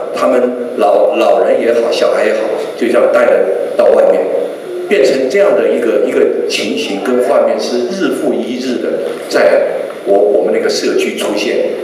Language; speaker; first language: Chinese; native; Chinese